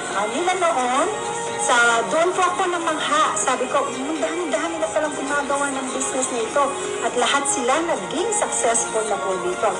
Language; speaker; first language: Filipino; non-native, local second language; Pampanga